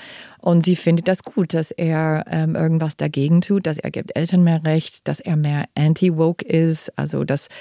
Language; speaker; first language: German; non-native, fluent; English